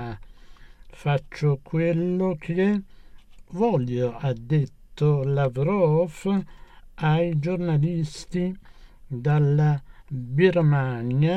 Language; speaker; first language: Italian; non-native, fluent; Persian